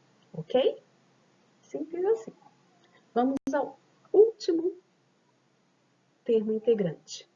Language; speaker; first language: Portuguese; native; Portuguese